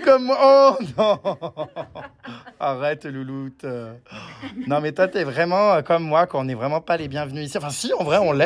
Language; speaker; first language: French; native; French